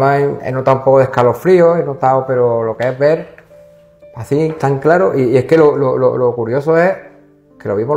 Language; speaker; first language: Spanish; native; Spanish